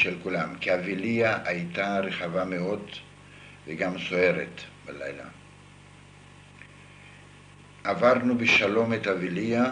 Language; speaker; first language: Hebrew; non-native, fluent; Yiddish